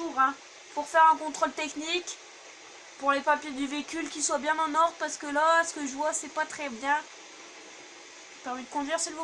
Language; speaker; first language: French; native; French